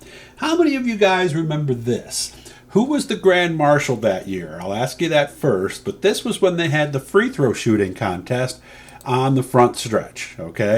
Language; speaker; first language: English; native; English